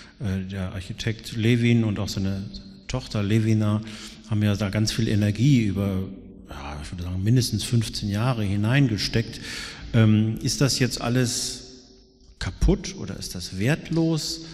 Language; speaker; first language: German; native; German